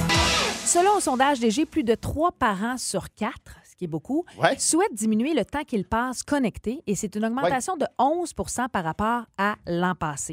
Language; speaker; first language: French; native; French